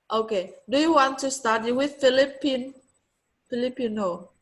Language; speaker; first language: English; non-native, learner; Vietnamese